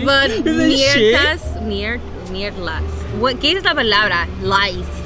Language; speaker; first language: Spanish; non-native, learner; English